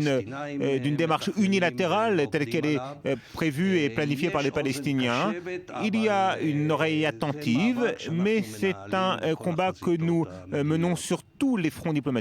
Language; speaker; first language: French; non-native, fluent; Hebrew